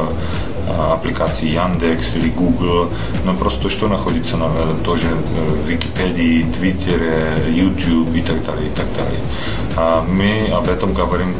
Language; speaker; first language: Russian; non-native, fluent; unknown